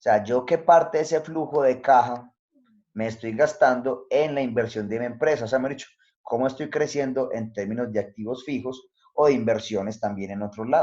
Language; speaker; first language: Spanish; native; Spanish